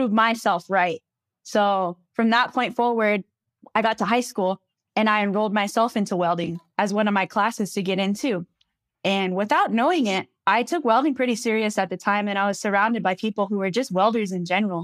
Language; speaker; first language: English; native; English